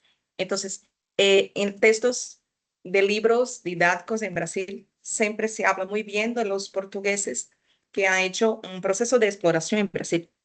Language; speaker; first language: Spanish; non-native, fluent; Portuguese